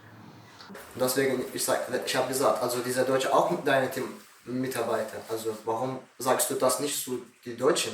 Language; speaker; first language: German; non-native, learner; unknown